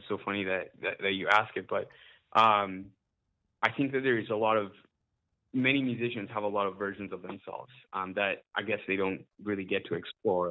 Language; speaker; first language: English; non-native, local second language; Ganda